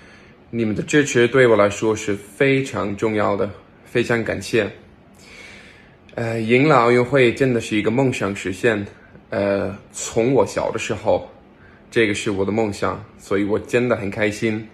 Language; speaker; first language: Chinese; non-native, fluent; Danish